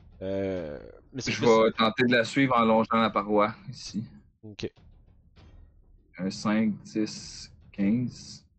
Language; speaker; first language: French; native; French